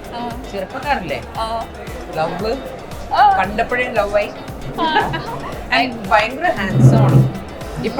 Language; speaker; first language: Malayalam; non-native, fluent; Tamil